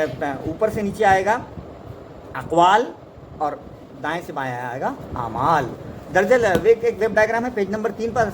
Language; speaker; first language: Urdu; native; Urdu